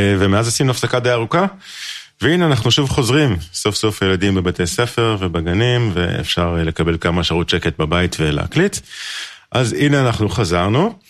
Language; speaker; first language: Hebrew; native; Hebrew